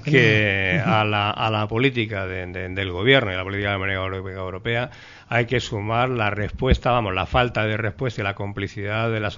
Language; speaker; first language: Spanish; native; Spanish